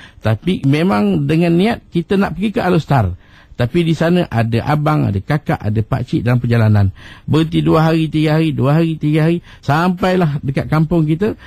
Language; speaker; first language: Malay; native; Malay